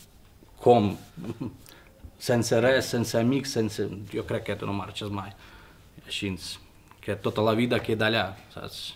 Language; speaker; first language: Catalan; non-native, learner; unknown